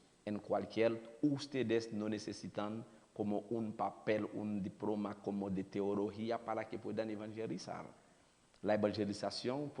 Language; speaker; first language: Spanish; non-native, learner; Haitian Creole